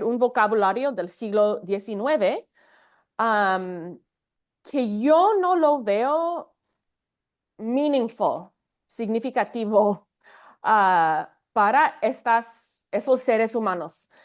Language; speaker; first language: Spanish; non-native, fluent; English